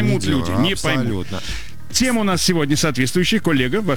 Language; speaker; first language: Russian; native; Russian